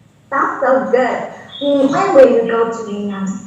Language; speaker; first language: English; non-native, learner; Chinese